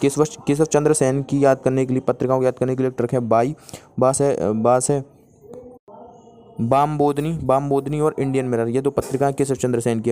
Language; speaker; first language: Hindi; native; Hindi